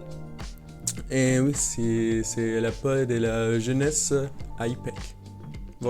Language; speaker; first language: French; non-native, fluent; German